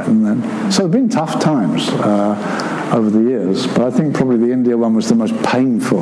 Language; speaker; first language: English; native; English